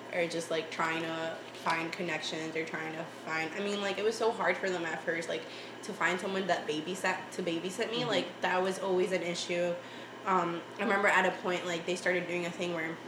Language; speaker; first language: English; early bilingual, other home language; Spanish